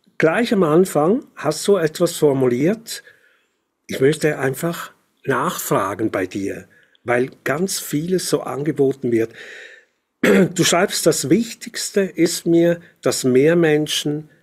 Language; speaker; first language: German; native; German